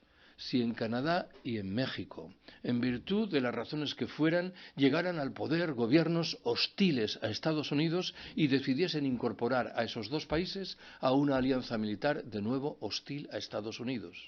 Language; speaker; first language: Spanish; native; Spanish